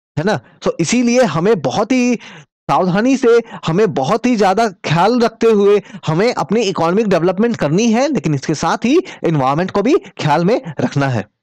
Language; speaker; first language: Hindi; native; Hindi